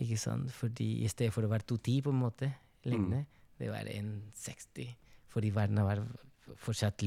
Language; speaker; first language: Norwegian; non-native, fluent; Spanish